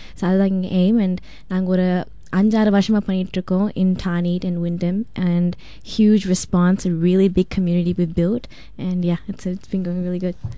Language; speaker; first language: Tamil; early bilingual, heritage; Tamil